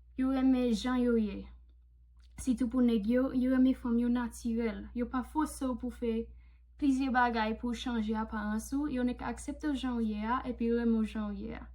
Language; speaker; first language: Haitian Creole; non-native, fluent; English